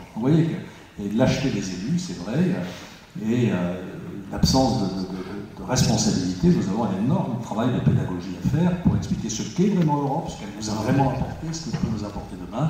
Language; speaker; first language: French; native; French